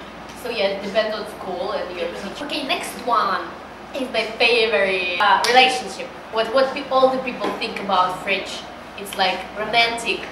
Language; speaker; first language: English; non-native, learner; Russian